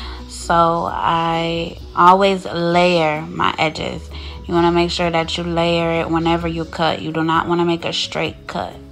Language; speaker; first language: English; native; English